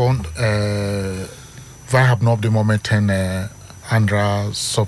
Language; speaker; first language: Dutch; non-native, learner; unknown